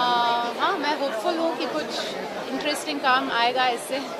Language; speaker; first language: Hindi; non-native, local second language; French